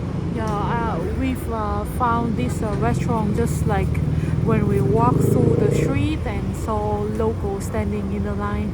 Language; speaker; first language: English; non-native, fluent; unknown